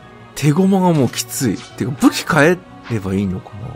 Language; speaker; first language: Japanese; native; Japanese